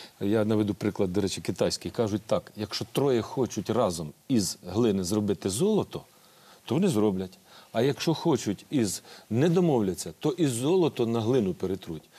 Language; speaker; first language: Ukrainian; native; Ukrainian